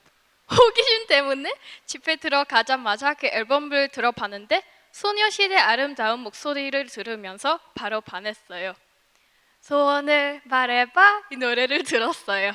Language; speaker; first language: Korean; non-native, fluent; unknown